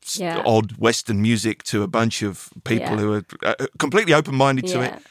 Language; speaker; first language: English; native; English